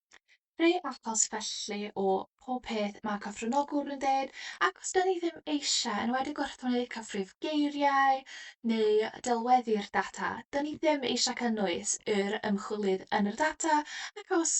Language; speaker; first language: Welsh; non-native, local second language; English